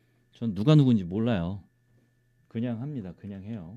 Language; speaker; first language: Korean; native; Korean